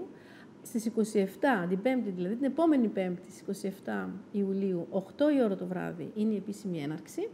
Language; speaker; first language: Greek; native; Greek